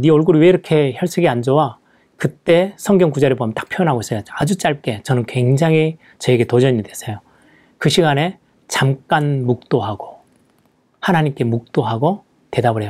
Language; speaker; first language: Korean; native; Korean